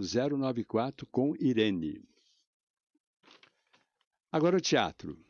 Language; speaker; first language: Portuguese; native; Portuguese